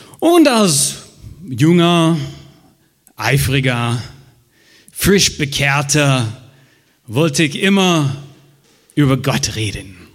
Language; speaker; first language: German; non-native, fluent; English